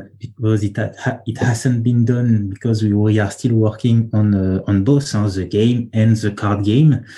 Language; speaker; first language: English; non-native, learner; French